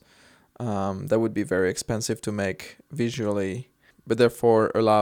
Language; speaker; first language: English; non-native, fluent; French